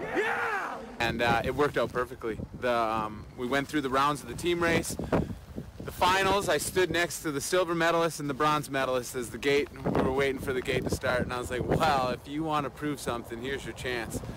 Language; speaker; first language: English; native; English